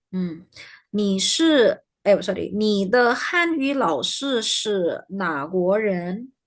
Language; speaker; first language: Chinese; non-native, fluent; Indonesian